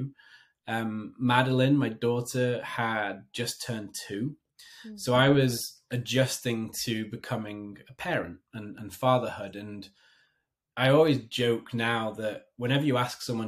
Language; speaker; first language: English; native; English